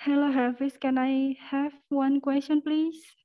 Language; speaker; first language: English; non-native, learner; Indonesian